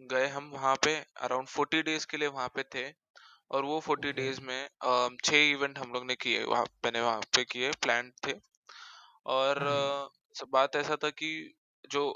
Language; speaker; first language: Hindi; non-native, local second language; Marathi